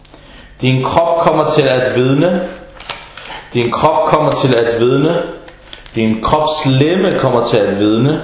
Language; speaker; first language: Danish; early bilingual, other home language; Arabic